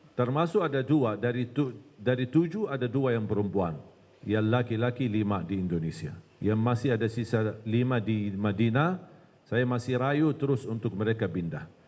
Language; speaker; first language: Malay; non-native, fluent; Arabic